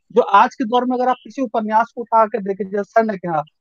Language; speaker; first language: Hindi; native; Hindi